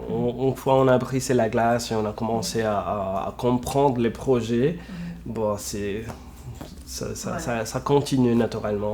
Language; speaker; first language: French; non-native, fluent; Spanish